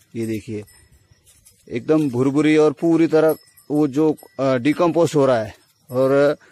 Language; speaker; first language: Hindi; non-native, local second language; Marathi